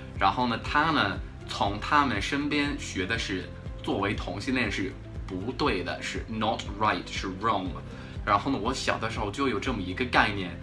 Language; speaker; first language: Chinese; non-native, fluent; English